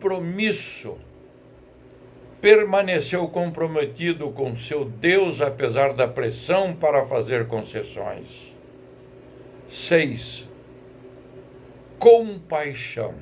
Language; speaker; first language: Portuguese; native; Portuguese